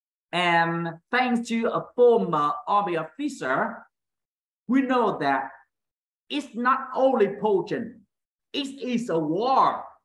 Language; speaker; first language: English; non-native, fluent; Vietnamese